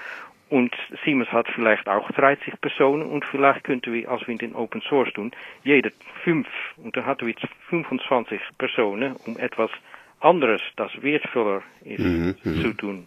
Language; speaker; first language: German; non-native, learner; Dutch